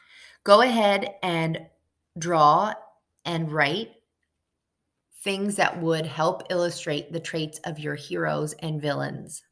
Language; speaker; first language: English; native; English